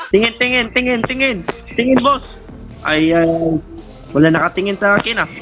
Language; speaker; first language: Filipino; non-native, local second language; Cebuano